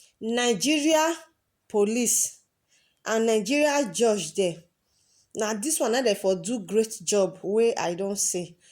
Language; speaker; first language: Nigerian Pidgin; native; Nigerian Pidgin